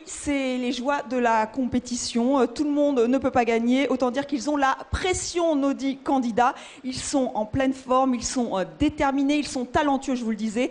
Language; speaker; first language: French; native; French